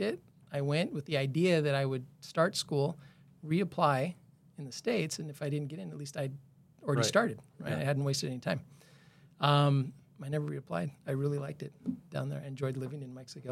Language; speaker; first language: English; native; English